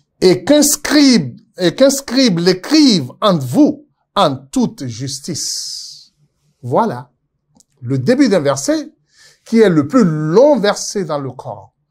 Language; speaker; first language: French; non-native, local second language; Yoruba